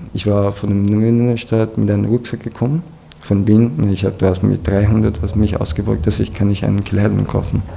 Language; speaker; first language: German; non-native, learner; Persian